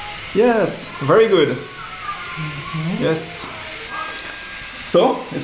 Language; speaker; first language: English; non-native, learner; French